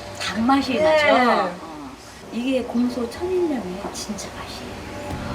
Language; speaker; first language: Korean; native; Korean